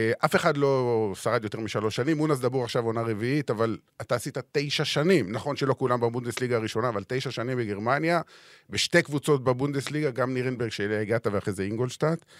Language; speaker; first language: Hebrew; native; Hebrew